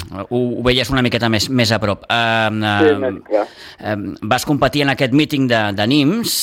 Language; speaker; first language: Catalan; native; Catalan